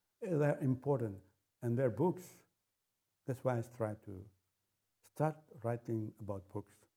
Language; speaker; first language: English; non-native, fluent; Indonesian